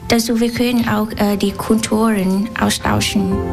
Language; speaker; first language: German; non-native, learner; Vietnamese